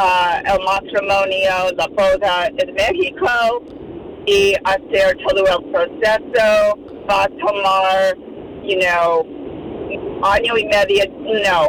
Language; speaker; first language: Spanish; non-native, fluent; English